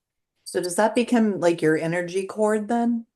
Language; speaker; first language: English; native; English